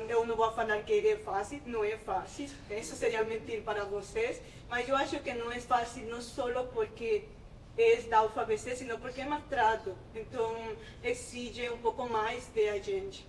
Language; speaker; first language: Portuguese; non-native, fluent; Spanish